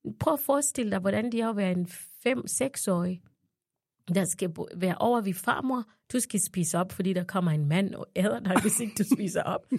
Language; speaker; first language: Danish; non-native, fluent; Ganda